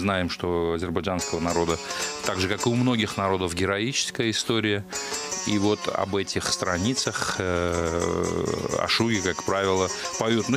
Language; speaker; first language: Russian; non-native, local second language; Azerbaijani